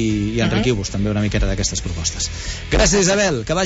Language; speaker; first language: Catalan; native; Catalan